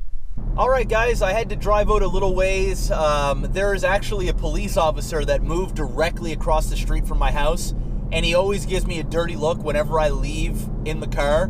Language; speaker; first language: English; native; English